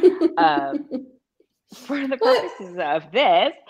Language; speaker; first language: English; native; English